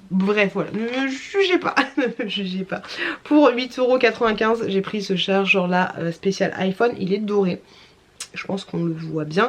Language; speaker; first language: French; native; French